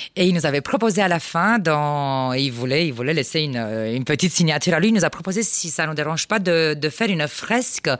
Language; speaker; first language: French; non-native, fluent; Romanian